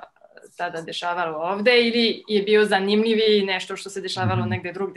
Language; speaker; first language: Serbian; non-native, fluent; French